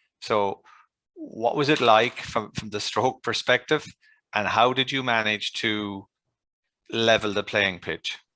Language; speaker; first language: English; native; English